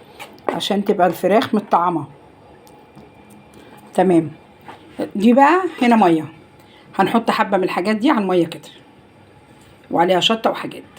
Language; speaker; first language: Arabic; native; Arabic